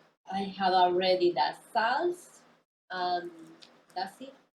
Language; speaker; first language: English; non-native, learner; Spanish